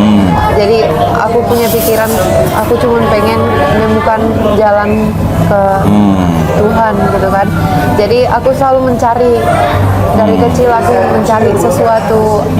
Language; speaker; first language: Indonesian; non-native, fluent; Finnish